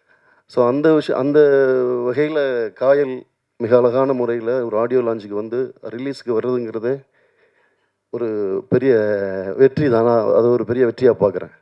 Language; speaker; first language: Tamil; native; Tamil